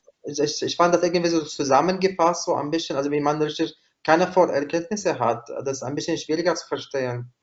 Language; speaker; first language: German; non-native, fluent; Arabic